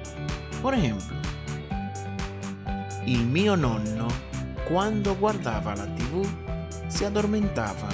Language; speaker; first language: Italian; non-native, fluent; Spanish